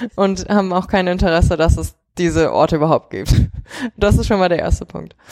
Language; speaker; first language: German; early bilingual, heritage; Chinese